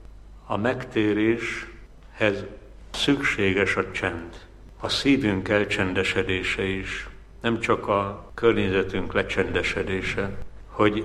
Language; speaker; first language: Hungarian; native; Hungarian